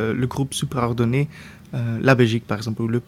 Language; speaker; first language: French; non-native, local second language; Dutch